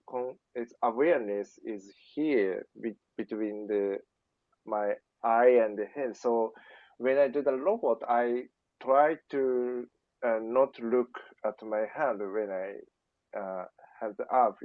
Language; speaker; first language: English; non-native, learner; Japanese